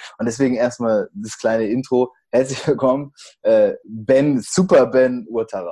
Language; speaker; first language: German; native; German